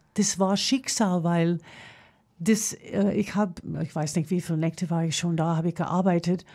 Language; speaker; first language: German; non-native, fluent; English